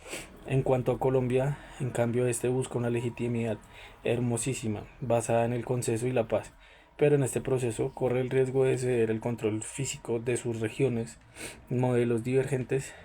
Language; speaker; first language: Spanish; native; Spanish